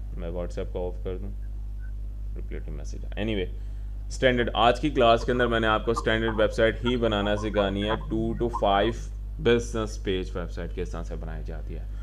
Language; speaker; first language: Urdu; non-native, local second language; Punjabi